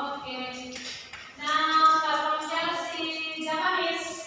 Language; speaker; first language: English; non-native, local second language; Indonesian